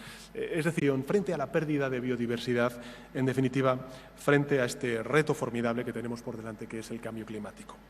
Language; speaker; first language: Spanish; native; Spanish